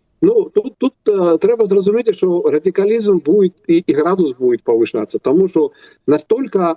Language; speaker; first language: Ukrainian; non-native, fluent; Georgian